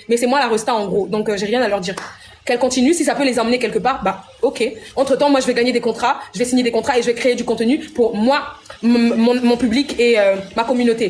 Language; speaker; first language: French; non-native, local second language; Lingala